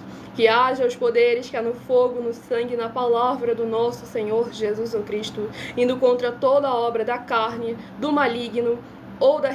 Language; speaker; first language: Portuguese; native; Portuguese